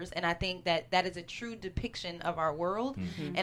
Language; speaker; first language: English; native; English